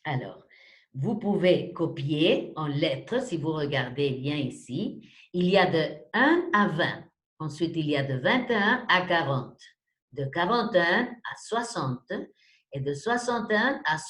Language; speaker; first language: French; non-native, fluent; Spanish